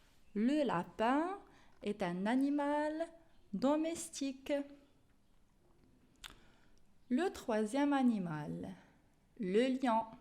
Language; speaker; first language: French; non-native, local second language; Arabic